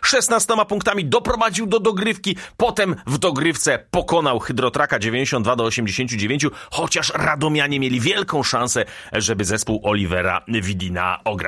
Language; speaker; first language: Polish; native; Polish